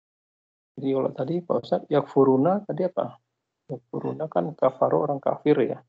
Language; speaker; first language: Indonesian; native; Indonesian